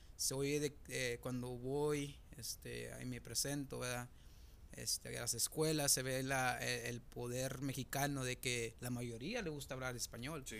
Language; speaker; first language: Spanish; native; Spanish